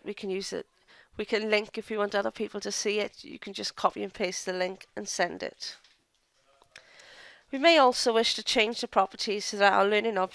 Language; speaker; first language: English; native; English